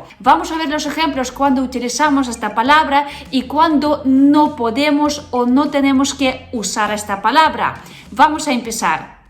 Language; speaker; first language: Spanish; non-native, fluent; Russian